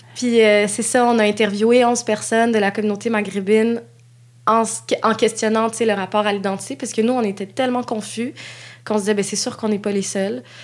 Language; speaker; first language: French; native; French